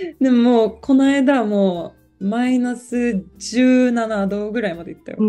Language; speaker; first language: Japanese; non-native, fluent; Polish